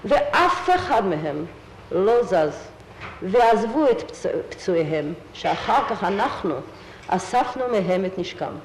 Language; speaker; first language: Hebrew; non-native, fluent; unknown